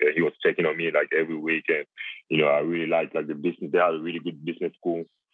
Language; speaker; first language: English; non-native, local second language; French